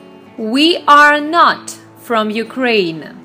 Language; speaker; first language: English; non-native, fluent; Russian